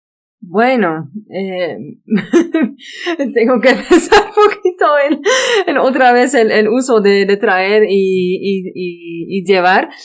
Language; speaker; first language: Spanish; non-native, fluent; Dutch